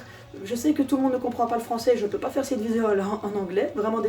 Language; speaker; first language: French; native; French